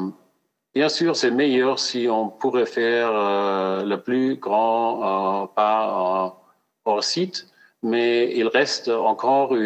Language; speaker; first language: French; non-native, fluent; German